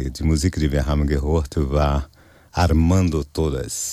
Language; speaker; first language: German; non-native, fluent; Portuguese